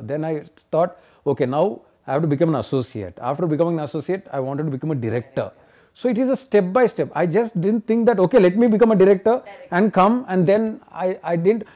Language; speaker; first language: English; non-native, local second language; Telugu